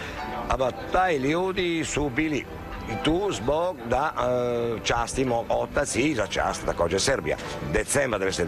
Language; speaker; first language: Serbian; non-native, learner; Italian